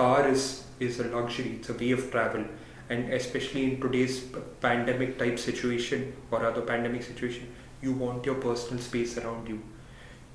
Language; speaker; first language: English; non-native, local second language; Tamil